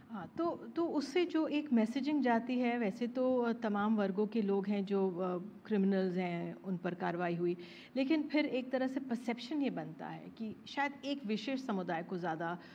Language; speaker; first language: Hindi; native; Hindi